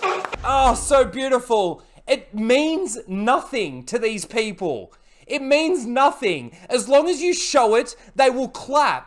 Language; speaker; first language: English; native; English